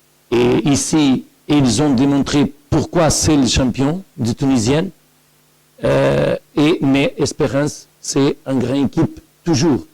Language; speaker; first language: French; non-native, learner; Portuguese